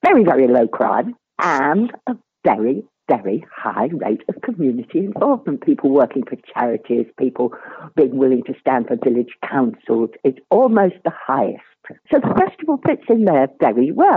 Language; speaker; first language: English; native; English